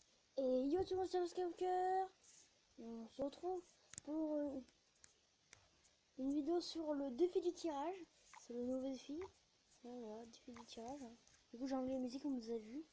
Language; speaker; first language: French; native; French